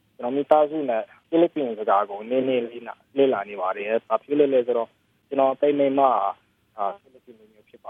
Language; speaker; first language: Burmese; non-native, learner; English